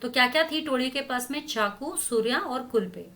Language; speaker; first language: Hindi; non-native, local second language; Marathi